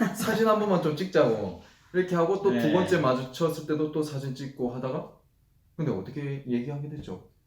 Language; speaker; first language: Korean; native; Korean